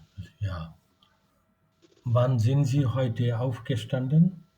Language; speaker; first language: German; non-native, fluent; Bangla